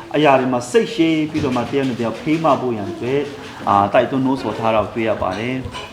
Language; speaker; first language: Burmese; non-native, local second language; Hakha Chin